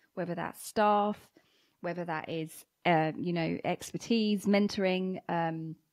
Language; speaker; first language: English; native; English